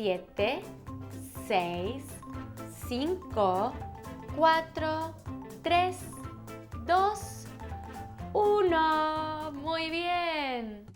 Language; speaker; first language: Spanish; non-native, fluent; English